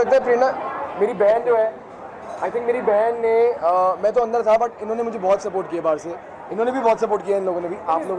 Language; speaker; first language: Hindi; native; Hindi